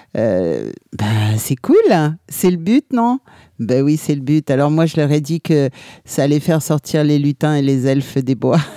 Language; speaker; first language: French; native; French